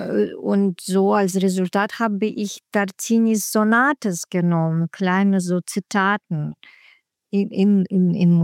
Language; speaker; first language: German; non-native, learner; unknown